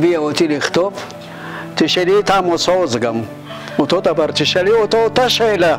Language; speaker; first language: Hebrew; non-native, fluent; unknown